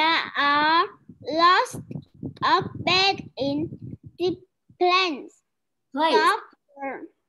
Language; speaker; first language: English; non-native, learner; Vietnamese